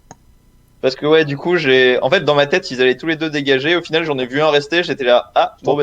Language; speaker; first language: French; native; French